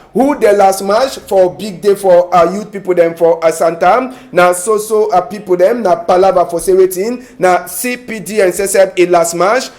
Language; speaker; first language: Nigerian Pidgin; native; Nigerian Pidgin